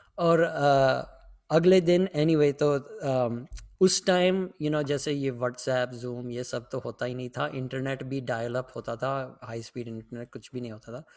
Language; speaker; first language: Hindi; early bilingual, heritage; Hindi